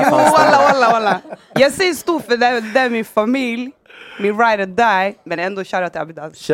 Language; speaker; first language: Swedish; native; Swedish